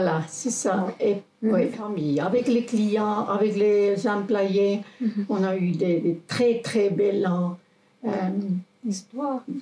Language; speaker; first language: French; non-native, local second language; German